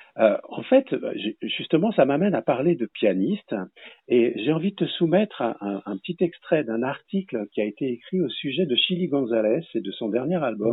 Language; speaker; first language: French; native; French